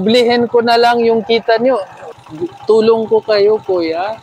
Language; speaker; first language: Filipino; non-native, learner; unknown